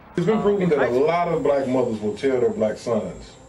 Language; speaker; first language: English; native; English